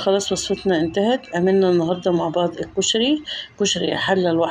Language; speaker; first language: Arabic; native; Arabic